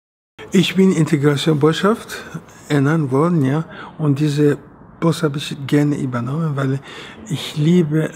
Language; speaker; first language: German; non-native, fluent; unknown